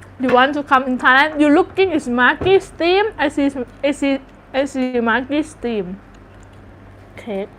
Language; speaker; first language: English; non-native, learner; Thai